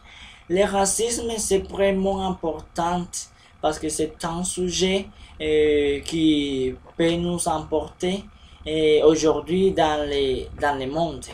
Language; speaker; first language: French; non-native, learner; Spanish